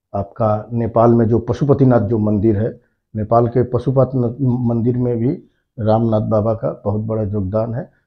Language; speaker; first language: Hindi; non-native, local second language; Bangla